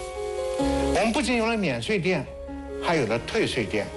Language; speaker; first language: Chinese; native; Chinese